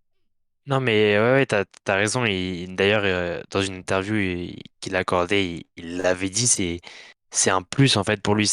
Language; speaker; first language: French; native; French